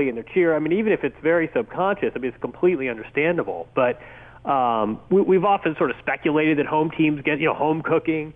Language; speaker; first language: English; native; English